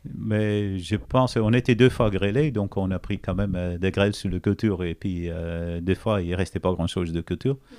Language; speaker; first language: French; non-native, fluent; Dutch